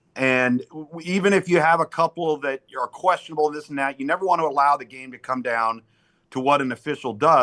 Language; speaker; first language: English; native; English